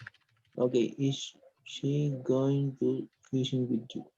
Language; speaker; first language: English; non-native, learner; Spanish